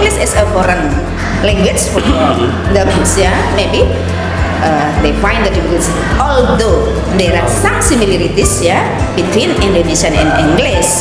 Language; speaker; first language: English; non-native, learner; Indonesian